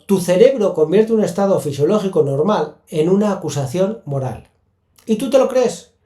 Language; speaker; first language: Spanish; native; Spanish